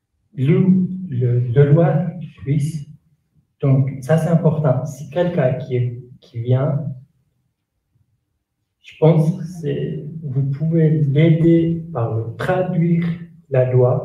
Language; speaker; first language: French; non-native, learner; Kurdish